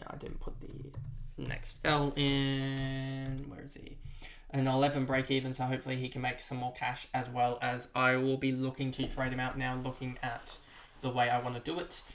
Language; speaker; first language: English; native; English